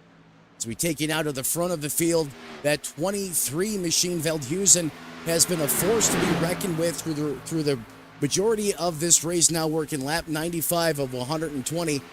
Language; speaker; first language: English; native; English